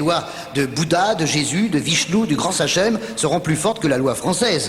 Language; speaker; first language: French; native; French